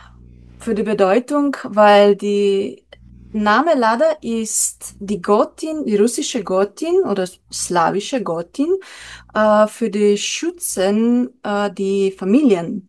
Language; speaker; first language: German; non-native, learner; Slovenian